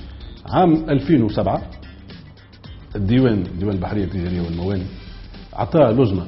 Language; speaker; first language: Arabic; native; Arabic